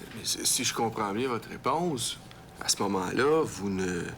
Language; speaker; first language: French; native; French